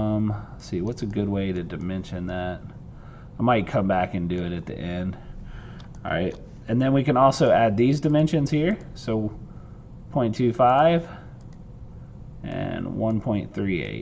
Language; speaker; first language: English; native; English